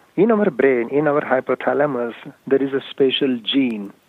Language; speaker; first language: English; non-native, local second language; Marathi